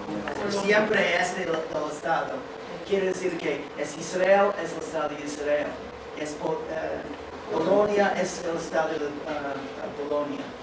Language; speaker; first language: Spanish; non-native, fluent; English